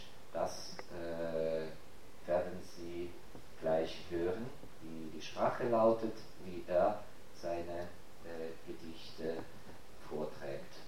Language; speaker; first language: German; non-native, fluent; Ukrainian